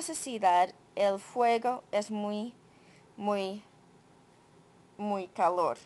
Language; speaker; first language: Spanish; non-native, learner; English